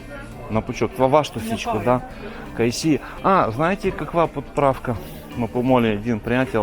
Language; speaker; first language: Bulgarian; early bilingual, heritage; Russian